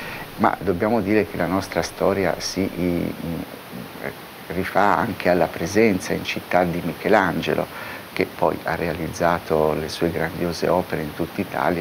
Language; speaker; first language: Italian; native; Italian